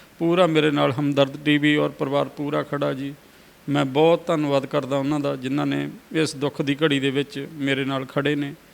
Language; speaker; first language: Punjabi; native; Punjabi